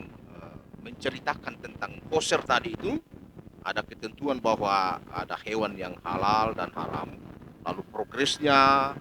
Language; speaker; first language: Indonesian; native; Indonesian